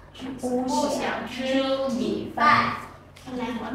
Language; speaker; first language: Chinese; non-native, learner; Vietnamese